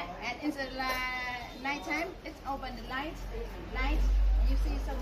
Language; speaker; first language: English; non-native, learner; Vietnamese